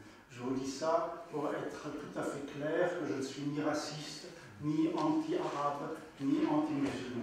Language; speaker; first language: French; native; French